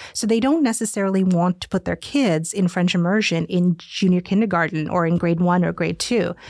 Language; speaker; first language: English; early bilingual, other home language; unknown